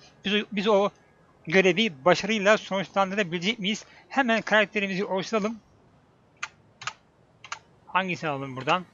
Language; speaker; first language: Turkish; native; Turkish